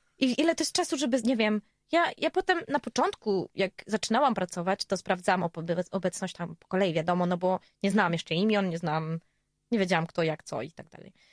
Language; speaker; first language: Polish; native; Polish